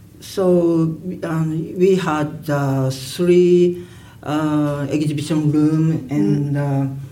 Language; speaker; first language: English; non-native, learner; Japanese